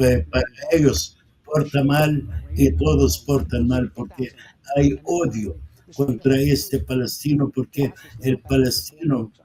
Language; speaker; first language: Spanish; non-native, fluent; Arabic